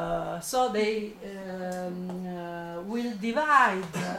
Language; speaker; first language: English; non-native, fluent; Italian